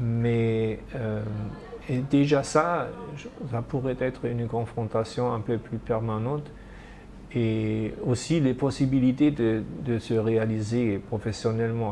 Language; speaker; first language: French; non-native, fluent; German